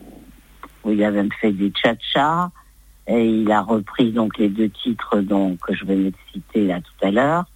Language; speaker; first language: French; native; French